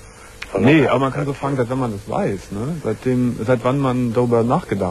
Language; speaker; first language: German; native; German